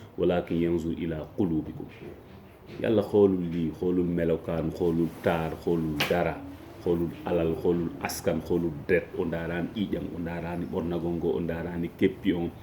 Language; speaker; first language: Wolof; non-native, local second language; Fula